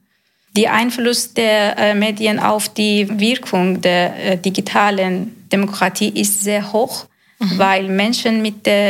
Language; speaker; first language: German; non-native, learner; Persian